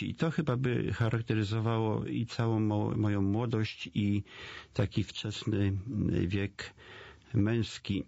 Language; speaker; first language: Polish; native; Polish